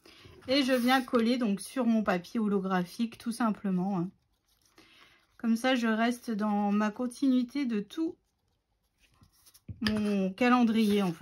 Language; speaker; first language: French; native; French